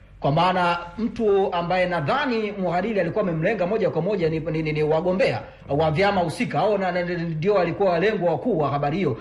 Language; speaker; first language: Swahili; native; Swahili